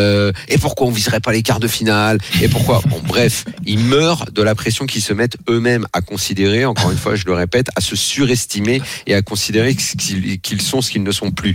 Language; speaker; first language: French; native; French